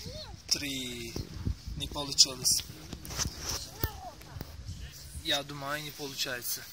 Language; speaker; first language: Russian; non-native, learner; Turkish